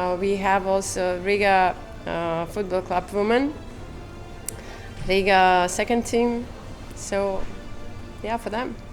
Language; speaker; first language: English; non-native, fluent; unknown